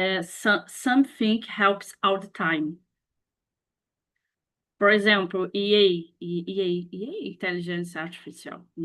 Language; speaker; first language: English; non-native, learner; Portuguese